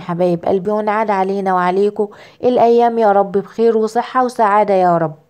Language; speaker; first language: Arabic; native; Arabic